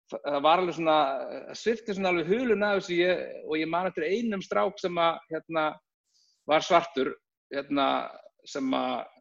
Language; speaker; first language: Icelandic; native; Icelandic